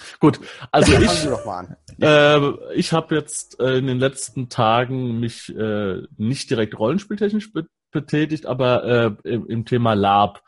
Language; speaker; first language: German; native; German